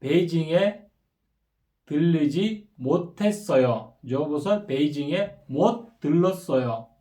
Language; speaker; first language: Korean; non-native, fluent; Kyrgyz